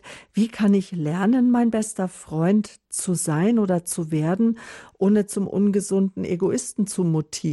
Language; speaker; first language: German; native; German